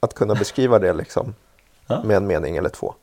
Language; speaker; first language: Swedish; native; Swedish